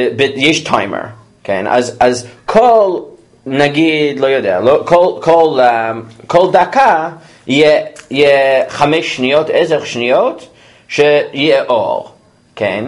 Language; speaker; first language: Hebrew; non-native, fluent; English